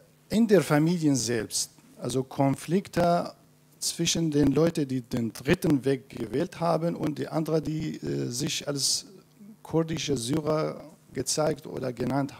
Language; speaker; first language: German; non-native, fluent; Kurdish